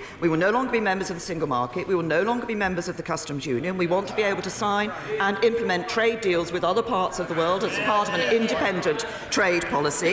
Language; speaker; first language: English; native; English